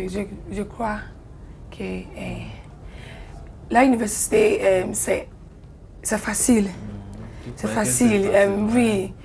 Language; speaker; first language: French; non-native, learner; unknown